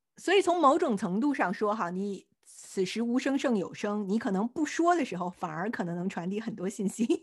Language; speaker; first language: Chinese; native; Chinese